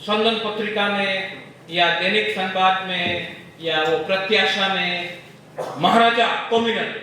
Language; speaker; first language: Hindi; non-native, local second language; Bangla